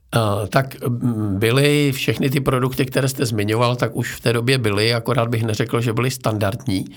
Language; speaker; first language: Czech; native; Czech